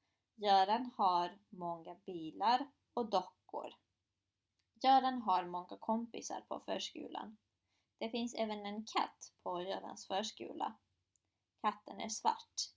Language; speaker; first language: Swedish; non-native, fluent; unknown